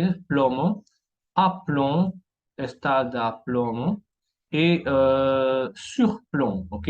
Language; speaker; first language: Spanish; non-native, fluent; French